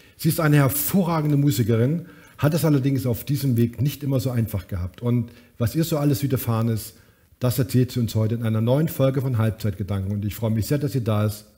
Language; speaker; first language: German; native; German